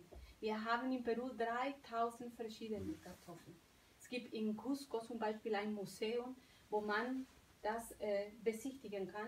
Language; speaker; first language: German; non-native, fluent; Spanish